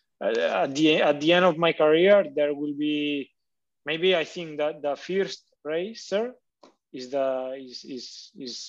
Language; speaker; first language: English; non-native, learner; Catalan